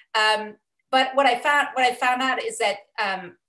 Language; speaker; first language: English; native; English